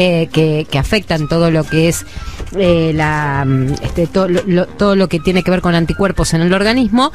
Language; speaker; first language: Spanish; native; Spanish